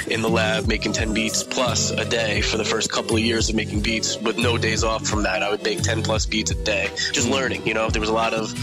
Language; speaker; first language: English; native; English